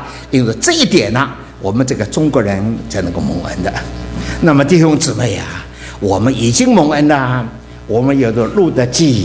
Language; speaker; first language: Chinese; native; Chinese